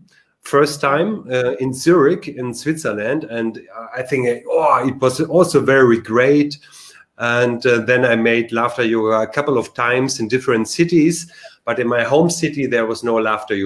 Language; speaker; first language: English; non-native, learner; German